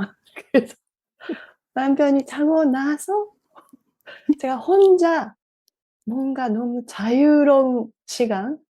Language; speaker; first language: Korean; non-native, fluent; Japanese